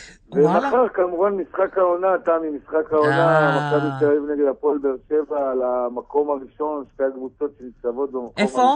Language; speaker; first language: Hebrew; native; Hebrew